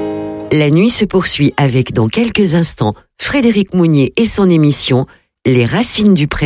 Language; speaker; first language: French; native; French